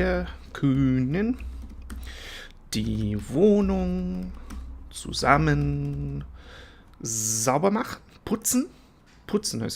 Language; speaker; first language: German; non-native, fluent; English